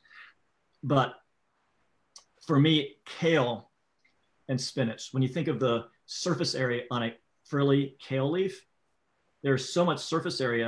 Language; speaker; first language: English; native; English